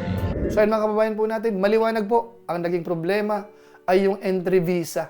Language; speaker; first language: Filipino; native; Filipino